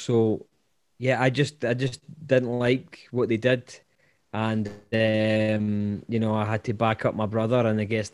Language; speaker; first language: English; native; English